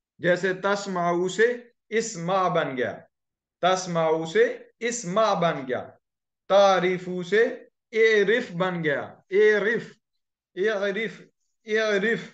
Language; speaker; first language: Urdu; native; Urdu